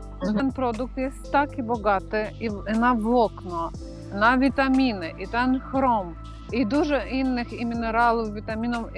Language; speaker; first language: Polish; non-native, fluent; Ukrainian